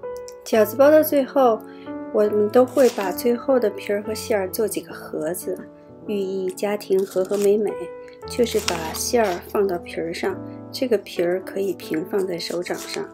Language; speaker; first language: Chinese; native; Chinese